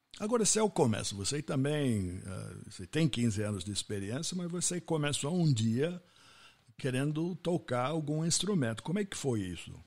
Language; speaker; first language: Portuguese; non-native, fluent; English